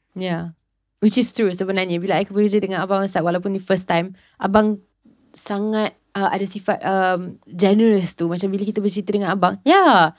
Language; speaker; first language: Malay; non-native, local second language; English